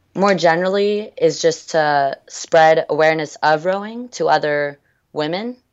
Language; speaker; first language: English; early bilingual, other home language; French